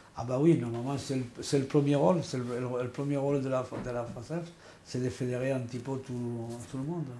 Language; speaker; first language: French; non-native, fluent; Spanish